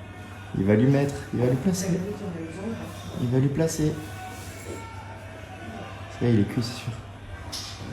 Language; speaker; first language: French; native; French